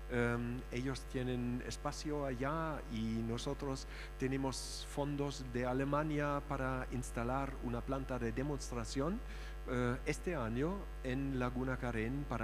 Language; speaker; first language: Spanish; non-native, fluent; German